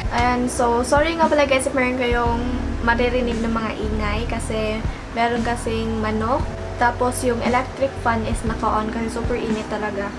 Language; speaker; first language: Filipino; non-native, local second language; Cebuano